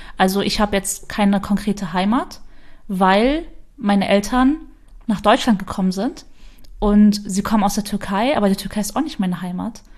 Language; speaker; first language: German; early bilingual, other home language; Kurdish